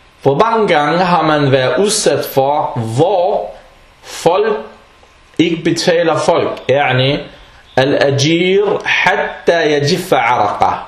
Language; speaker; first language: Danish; early bilingual, other home language; Arabic